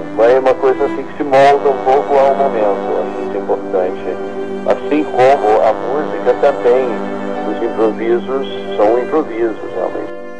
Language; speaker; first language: Portuguese; non-native, fluent; English